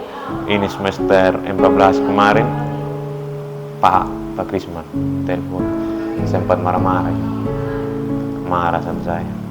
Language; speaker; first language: Indonesian; non-native, local second language; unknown